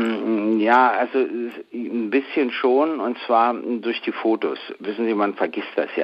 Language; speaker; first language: German; native; German